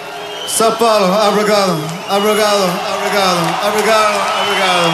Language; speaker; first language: Portuguese; non-native, learner; English